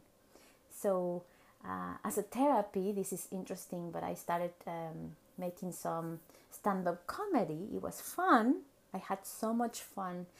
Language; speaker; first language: English; non-native, fluent; Spanish